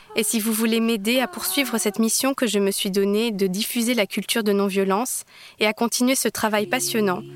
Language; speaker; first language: French; native; French